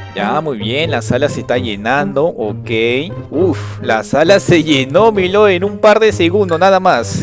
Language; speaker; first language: Spanish; native; Spanish